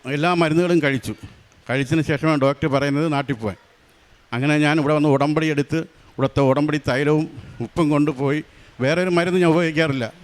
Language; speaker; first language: Malayalam; native; Malayalam